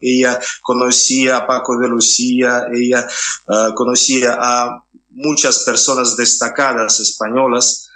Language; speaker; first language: Spanish; non-native, fluent; Russian